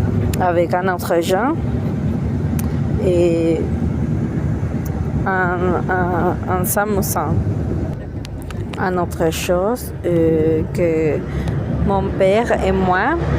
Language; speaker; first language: French; non-native, learner; Spanish